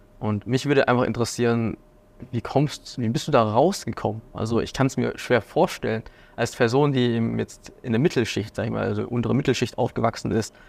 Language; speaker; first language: German; early bilingual, other home language; Vietnamese